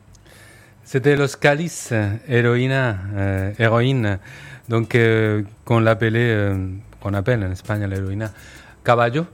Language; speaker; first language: French; non-native, fluent; Spanish